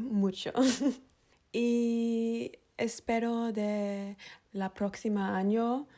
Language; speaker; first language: Spanish; non-native, learner; English